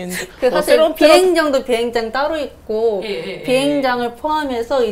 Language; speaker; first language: Korean; native; Korean